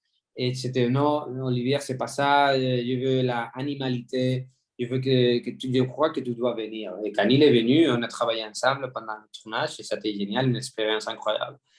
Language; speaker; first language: French; non-native, fluent; Spanish